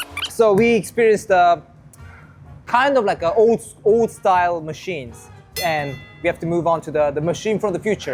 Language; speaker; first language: English; non-native, fluent; Korean